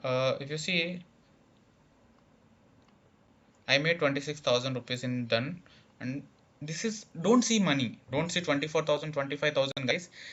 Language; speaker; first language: English; non-native, local second language; Telugu